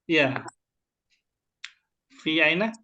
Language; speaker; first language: Arabic; non-native, fluent; Indonesian